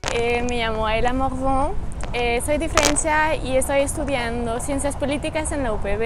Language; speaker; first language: Spanish; non-native, learner; French